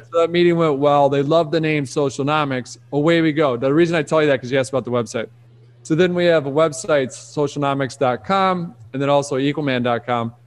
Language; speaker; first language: English; native; English